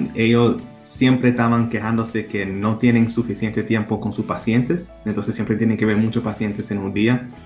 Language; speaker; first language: Spanish; early bilingual, heritage; Spanish